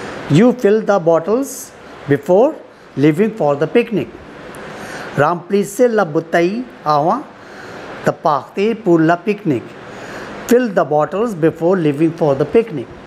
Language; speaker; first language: English; non-native, local second language; Hindi